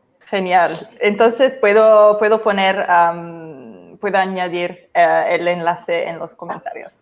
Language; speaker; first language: Spanish; non-native, fluent; English